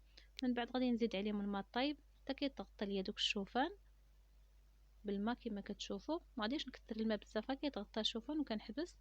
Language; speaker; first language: Arabic; native; Arabic